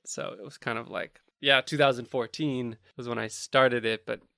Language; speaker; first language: English; native; English